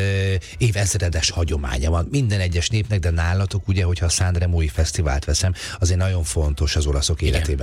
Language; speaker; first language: Hungarian; native; Hungarian